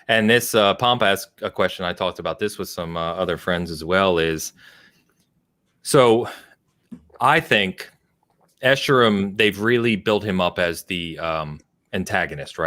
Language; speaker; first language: English; native; English